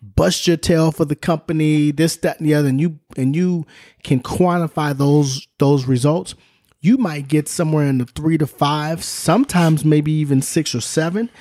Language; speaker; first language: English; native; English